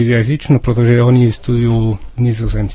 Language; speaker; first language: Czech; non-native, learner; Italian